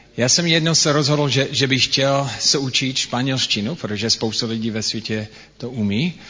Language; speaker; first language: Czech; non-native, fluent; English